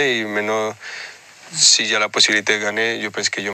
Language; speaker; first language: French; non-native, fluent; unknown